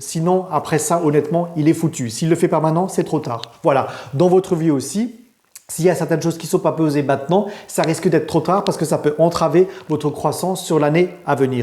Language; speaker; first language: French; native; French